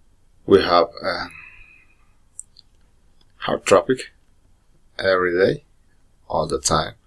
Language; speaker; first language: English; non-native, learner; Spanish